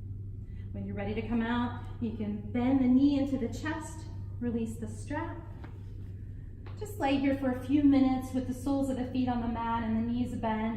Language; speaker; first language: English; native; English